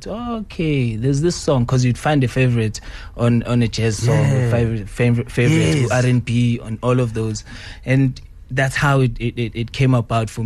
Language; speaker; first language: English; non-native, local second language; Zulu